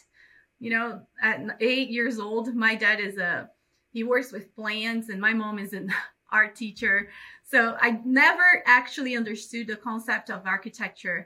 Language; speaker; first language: English; non-native, fluent; Portuguese